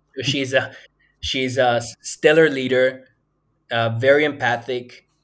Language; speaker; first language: English; non-native, fluent; Bulgarian